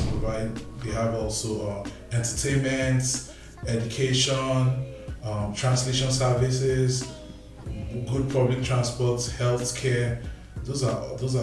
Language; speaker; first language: English; non-native, local second language; Yoruba